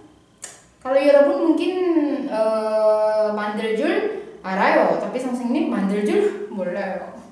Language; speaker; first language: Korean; non-native, fluent; Indonesian